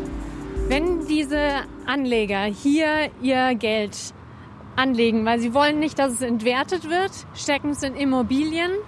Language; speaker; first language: German; native; German